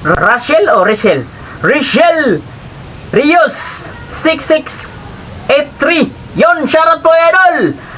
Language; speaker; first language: Filipino; native; Filipino